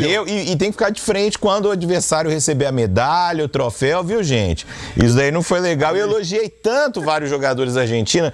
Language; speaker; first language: Portuguese; native; Portuguese